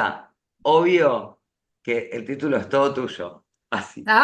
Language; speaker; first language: Spanish; native; Spanish